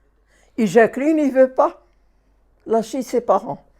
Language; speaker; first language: French; non-native, learner; Arabic